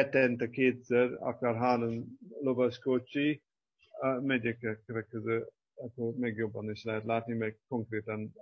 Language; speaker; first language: Hungarian; non-native, fluent; English